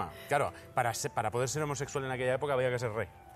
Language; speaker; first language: Spanish; native; Spanish